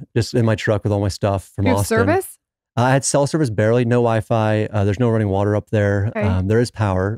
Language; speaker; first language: English; native; English